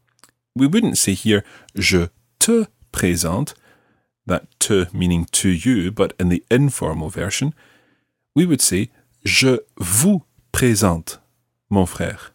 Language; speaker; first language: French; non-native, fluent; English